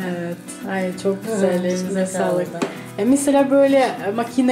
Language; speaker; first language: Turkish; non-native, fluent; Russian